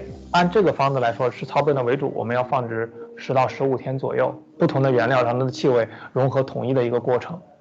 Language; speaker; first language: Chinese; native; Chinese